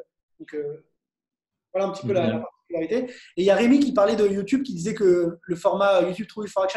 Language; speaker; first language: French; native; French